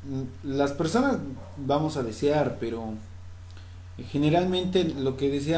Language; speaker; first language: Spanish; native; Spanish